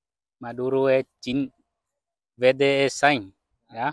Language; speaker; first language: Portuguese; non-native, learner; Vietnamese